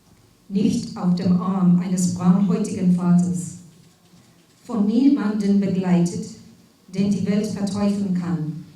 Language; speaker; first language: German; non-native, fluent; English